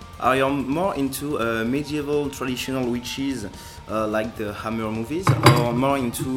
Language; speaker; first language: English; non-native, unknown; French